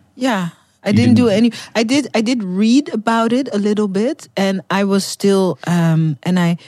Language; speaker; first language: English; non-native, fluent; Dutch